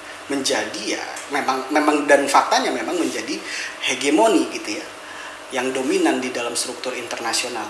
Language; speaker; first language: Indonesian; native; Indonesian